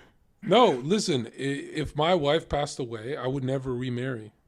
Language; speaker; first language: English; native; English